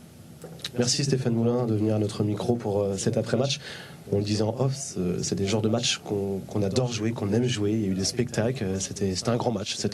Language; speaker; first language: French; native; French